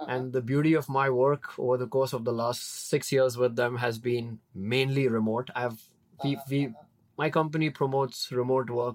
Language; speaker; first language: English; non-native, local second language; Hindi